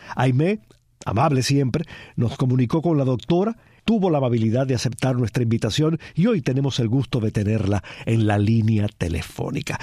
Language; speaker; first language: Spanish; early bilingual, heritage; Spanish